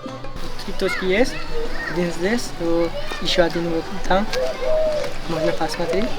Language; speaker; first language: Russian; non-native, local second language; Tajik